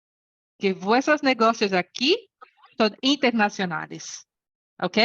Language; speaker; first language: Spanish; non-native, learner; Portuguese